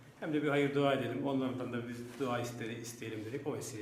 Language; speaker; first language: Turkish; native; Turkish